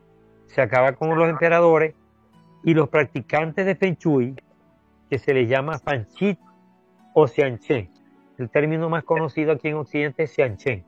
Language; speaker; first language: Spanish; native; Spanish